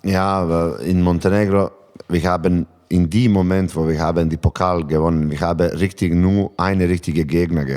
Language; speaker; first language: German; non-native, learner; Serbian